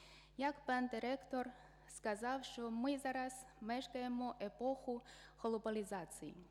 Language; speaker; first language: Ukrainian; non-native, fluent; Chinese